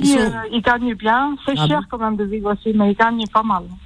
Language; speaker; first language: French; early bilingual, heritage; French